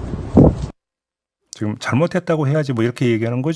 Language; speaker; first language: Korean; native; Korean